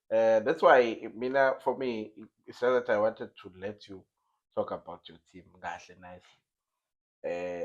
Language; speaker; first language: English; non-native, local second language; Zulu